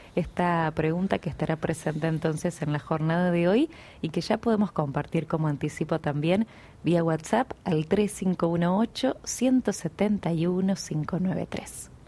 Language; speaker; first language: Spanish; native; Spanish